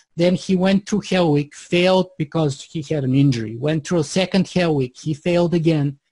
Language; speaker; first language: English; non-native, fluent; Bulgarian